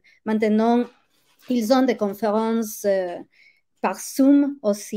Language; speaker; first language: French; non-native, fluent; Spanish